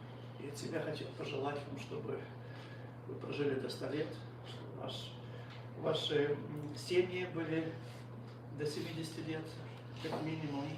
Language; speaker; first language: Russian; native; Russian